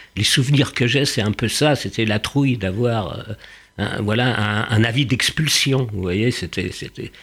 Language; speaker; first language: French; early bilingual, other home language; Yiddish